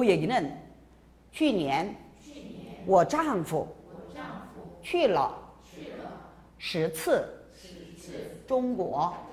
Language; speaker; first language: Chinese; non-native, fluent; Korean